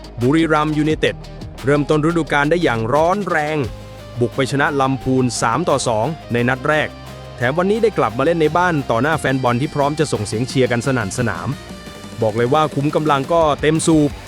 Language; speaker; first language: Thai; native; Thai